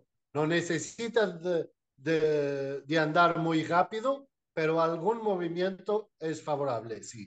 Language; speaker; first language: Spanish; non-native, fluent; Portuguese